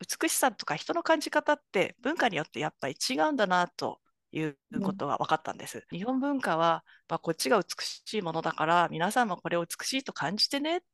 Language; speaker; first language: Japanese; native; Japanese